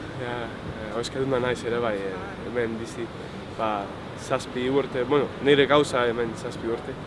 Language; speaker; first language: Basque; non-native, learner; English